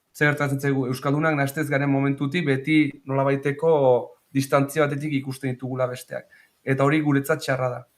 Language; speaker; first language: Basque; native; Basque